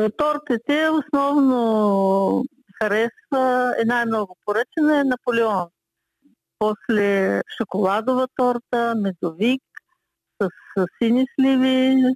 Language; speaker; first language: Bulgarian; early bilingual, heritage; Bulgarian